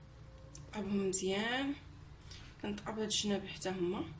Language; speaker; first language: Arabic; native; Arabic